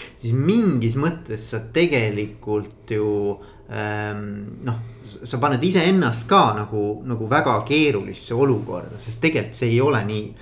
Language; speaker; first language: Estonian; native; Estonian